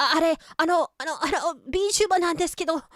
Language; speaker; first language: Japanese; non-native, learner; English